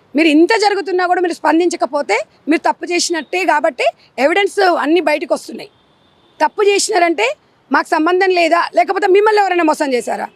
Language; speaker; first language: Telugu; native; Telugu